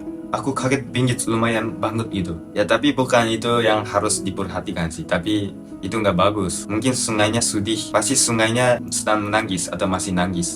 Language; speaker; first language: Indonesian; non-native, fluent; Japanese